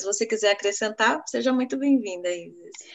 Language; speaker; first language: Portuguese; native; Portuguese